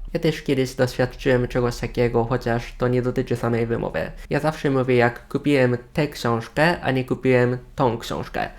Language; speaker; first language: Polish; non-native, fluent; Japanese